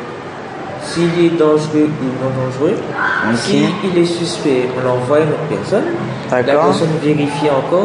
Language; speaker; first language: French; native; French